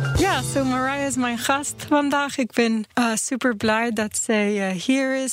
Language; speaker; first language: Dutch; non-native, learner; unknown